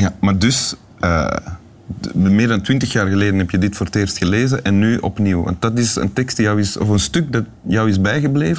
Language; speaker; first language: Dutch; native; Dutch